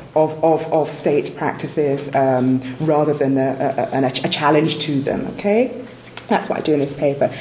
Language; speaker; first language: English; native; English